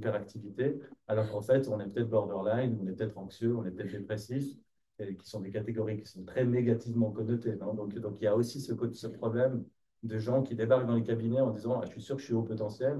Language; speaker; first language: French; native; French